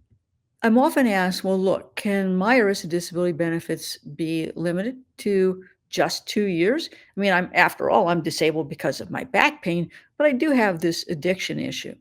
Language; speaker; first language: English; native; English